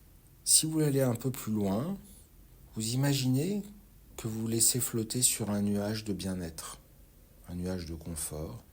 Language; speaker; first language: French; native; French